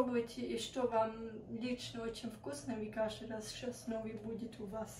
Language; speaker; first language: Russian; early bilingual, heritage; Russian